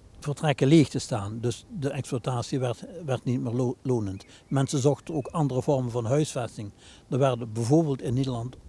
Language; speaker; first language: Dutch; native; Dutch